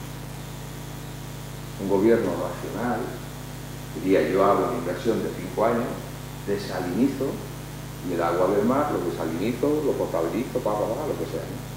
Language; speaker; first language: Spanish; native; Spanish